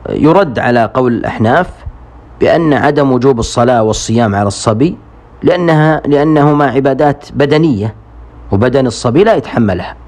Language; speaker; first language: Arabic; native; Arabic